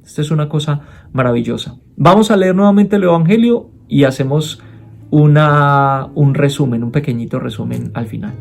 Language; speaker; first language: Spanish; native; Spanish